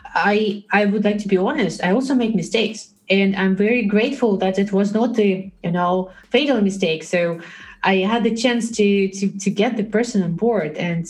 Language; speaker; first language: English; non-native, fluent; Russian